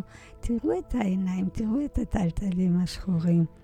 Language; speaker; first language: Hebrew; early bilingual, other home language; Polish